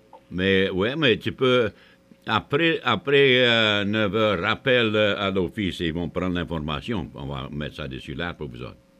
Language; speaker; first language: French; early bilingual, heritage; French